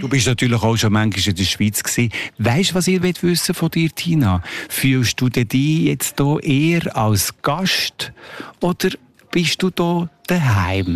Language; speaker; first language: German; native; German